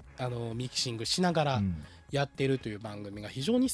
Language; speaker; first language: Japanese; native; Japanese